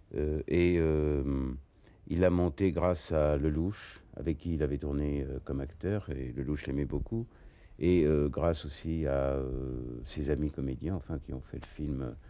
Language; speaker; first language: French; native; French